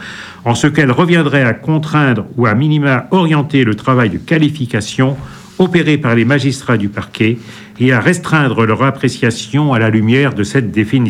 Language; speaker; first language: French; native; French